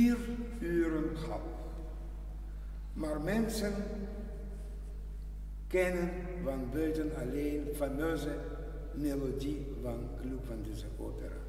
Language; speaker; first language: Dutch; non-native, learner; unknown